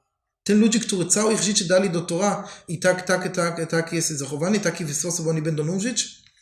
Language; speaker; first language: Polish; non-native, learner; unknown